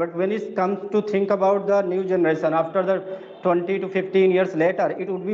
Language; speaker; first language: English; non-native, fluent; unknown